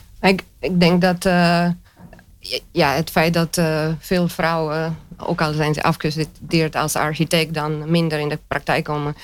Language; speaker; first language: Dutch; non-native, fluent; Romanian